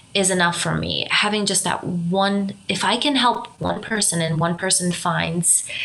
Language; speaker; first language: English; non-native, fluent; Romanian